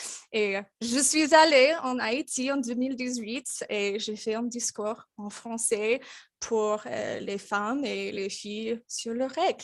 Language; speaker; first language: French; non-native, learner; English